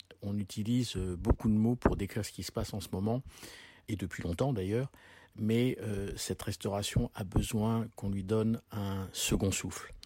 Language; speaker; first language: French; native; French